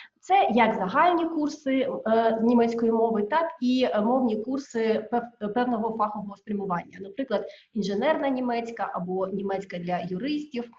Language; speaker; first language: Ukrainian; native; Ukrainian